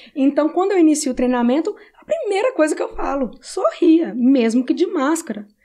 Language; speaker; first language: Portuguese; native; Portuguese